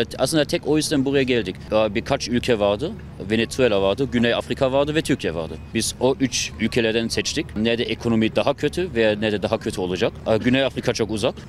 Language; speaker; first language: Turkish; non-native, learner; German